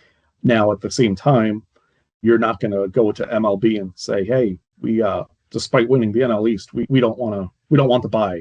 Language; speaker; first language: English; native; English